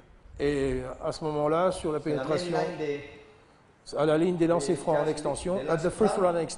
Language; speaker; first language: French; native; French